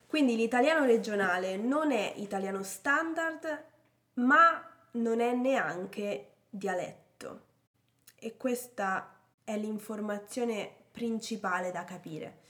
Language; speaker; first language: Italian; native; Italian